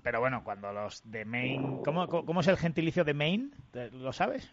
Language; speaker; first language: Spanish; native; Spanish